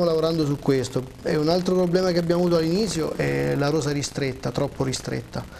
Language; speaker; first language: Italian; native; Italian